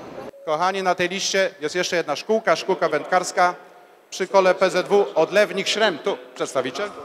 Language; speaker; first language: Polish; native; Polish